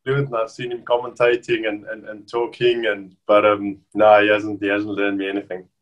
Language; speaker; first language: English; non-native, local second language; Afrikaans